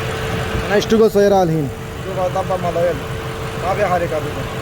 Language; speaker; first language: Arabic; non-native, learner; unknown